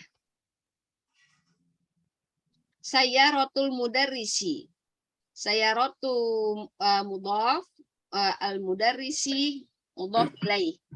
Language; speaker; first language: Arabic; non-native, learner; Indonesian